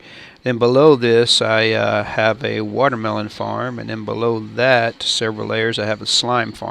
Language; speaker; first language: English; native; English